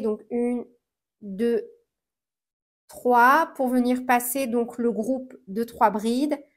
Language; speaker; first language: French; native; French